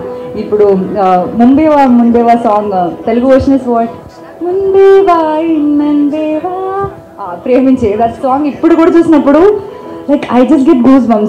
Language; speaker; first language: Telugu; non-native, fluent; Malayalam